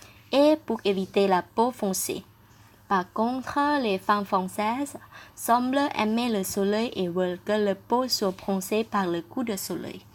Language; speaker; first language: French; non-native, fluent; Thai